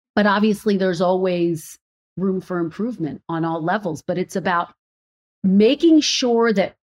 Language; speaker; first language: English; native; English